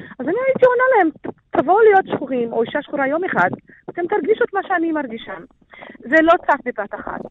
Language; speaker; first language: Hebrew; non-native, local second language; Arabic